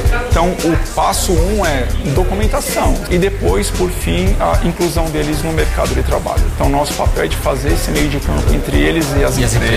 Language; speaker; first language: Portuguese; native; Portuguese